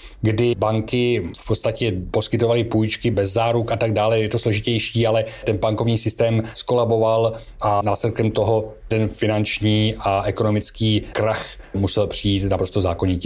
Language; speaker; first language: Czech; native; Czech